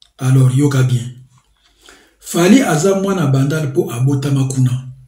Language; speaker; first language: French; non-native, local second language; Lingala